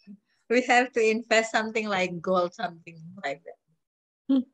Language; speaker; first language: English; non-native, learner; Indonesian